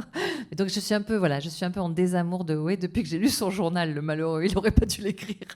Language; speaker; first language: French; native; French